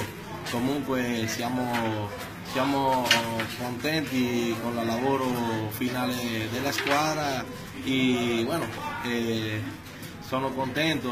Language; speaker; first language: Italian; non-native, fluent; Spanish